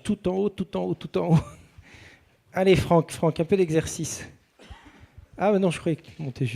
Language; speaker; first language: French; native; French